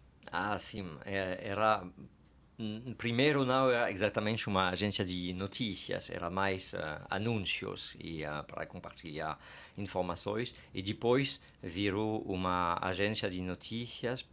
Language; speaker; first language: Portuguese; non-native, fluent; French